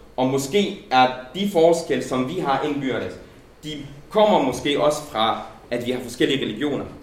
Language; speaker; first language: Danish; early bilingual, other home language; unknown